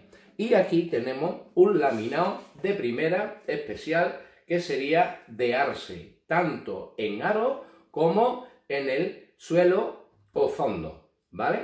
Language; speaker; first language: Spanish; native; Spanish